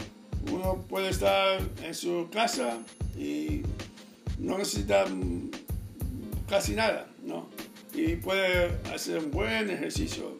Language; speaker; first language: Spanish; non-native, fluent; English